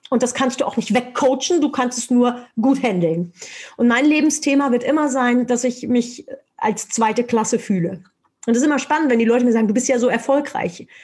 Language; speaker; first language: German; native; German